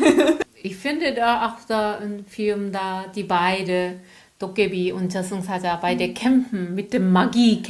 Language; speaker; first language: German; non-native, learner; Korean